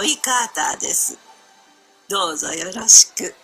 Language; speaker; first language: Japanese; non-native, learner; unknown